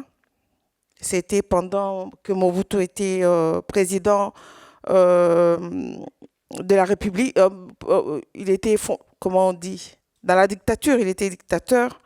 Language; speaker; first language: French; non-native, local second language; Swahili